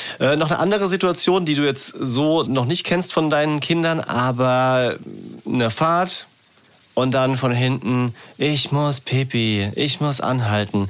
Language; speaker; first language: German; native; German